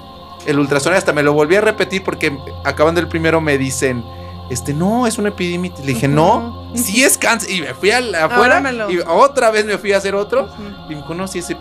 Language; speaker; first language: Spanish; native; Spanish